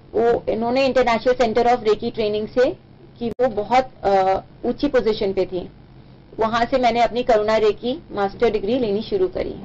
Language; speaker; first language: Hindi; native; Hindi